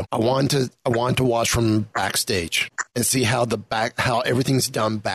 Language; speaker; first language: English; native; English